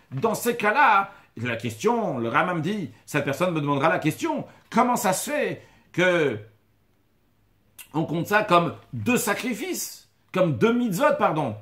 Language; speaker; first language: French; native; French